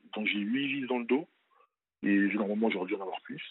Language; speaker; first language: French; native; French